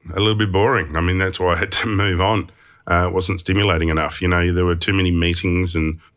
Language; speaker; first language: English; native; English